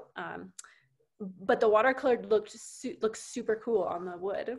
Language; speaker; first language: English; native; English